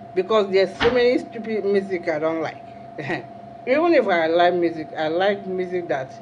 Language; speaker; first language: English; non-native, local second language; Igbo